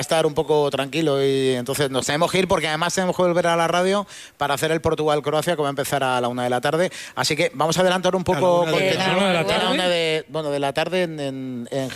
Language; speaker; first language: Spanish; native; Spanish